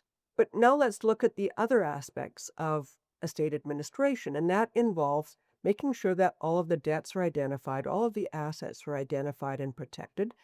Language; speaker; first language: English; native; English